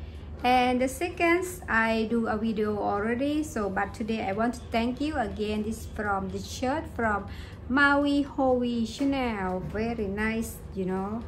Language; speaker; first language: English; non-native, learner; Thai